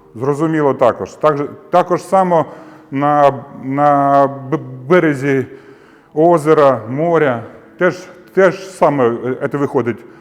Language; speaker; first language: Ukrainian; non-native, local second language; Russian